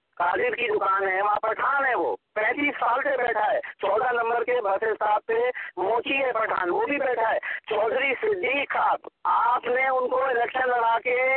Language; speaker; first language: Urdu; non-native, local second language; Punjabi